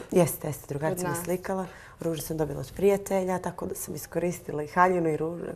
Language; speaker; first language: Croatian; native; Croatian